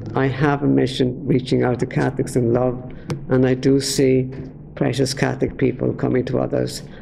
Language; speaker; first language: English; native; English